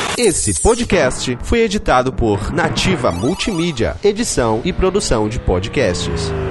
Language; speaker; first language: Portuguese; native; Portuguese